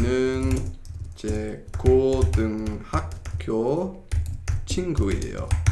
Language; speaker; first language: Korean; non-native, fluent; English